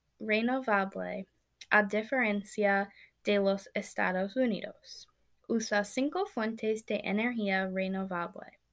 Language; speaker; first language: Spanish; non-native, learner; English